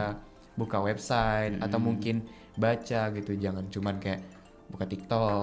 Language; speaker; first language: Indonesian; native; Indonesian